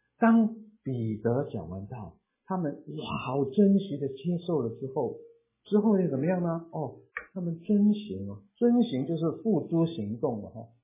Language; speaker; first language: Chinese; non-native, local second language; Cantonese